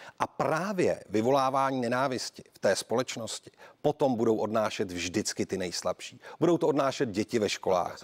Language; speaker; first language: Czech; native; Czech